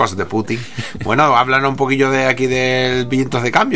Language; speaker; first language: Spanish; native; Spanish